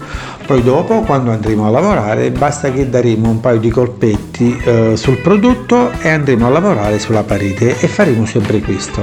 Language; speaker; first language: Italian; native; Italian